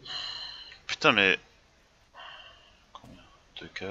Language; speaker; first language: French; native; French